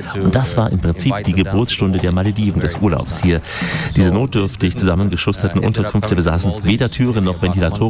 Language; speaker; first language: German; native; German